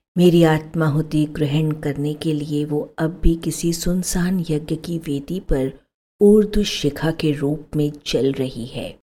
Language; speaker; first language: Hindi; native; Hindi